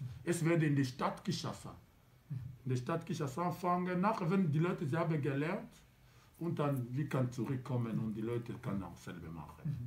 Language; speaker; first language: German; non-native, learner; Lingala